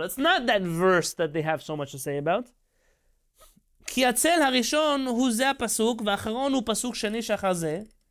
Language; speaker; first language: English; native; English